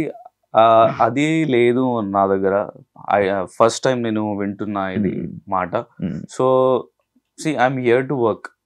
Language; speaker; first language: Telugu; non-native, learner; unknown